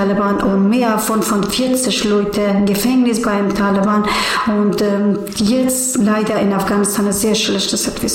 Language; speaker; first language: German; non-native, learner; Persian